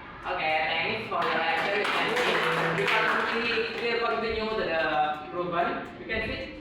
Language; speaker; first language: English; non-native, learner; Indonesian